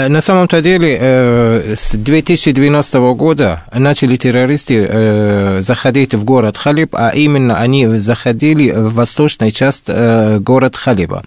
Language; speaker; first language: Russian; non-native, fluent; Arabic